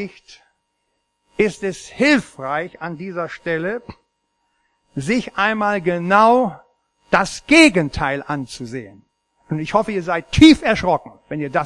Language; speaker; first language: German; native; German